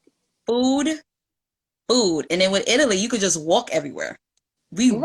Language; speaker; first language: English; native; English